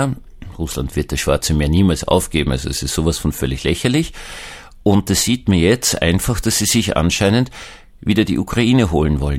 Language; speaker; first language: German; native; German